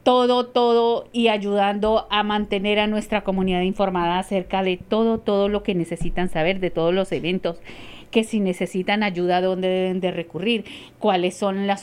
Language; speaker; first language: Spanish; native; Spanish